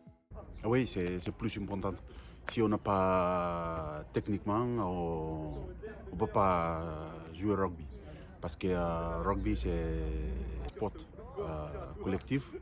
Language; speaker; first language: French; non-native, learner; Fijian